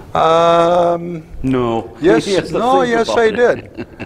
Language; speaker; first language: English; native; English